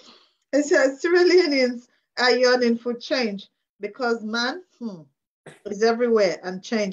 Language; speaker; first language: English; non-native, local second language; Krio